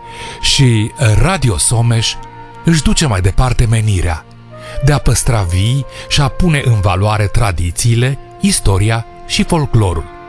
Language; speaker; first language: Romanian; native; Romanian